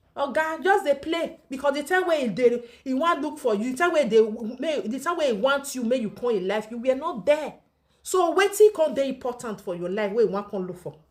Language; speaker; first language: Nigerian Pidgin; native; Nigerian Pidgin